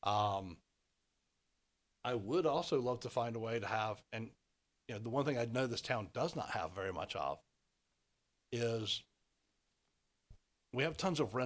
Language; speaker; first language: English; native; English